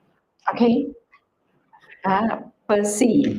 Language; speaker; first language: Thai; non-native, fluent; English